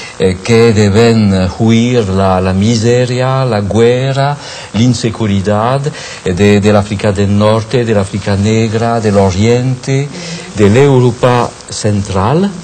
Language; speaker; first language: Spanish; non-native, fluent; French